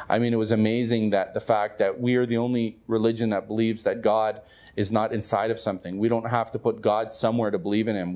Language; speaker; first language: English; native; English